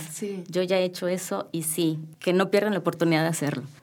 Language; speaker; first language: Spanish; native; Spanish